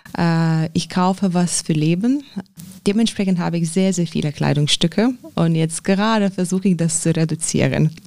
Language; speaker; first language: German; non-native, fluent; Lithuanian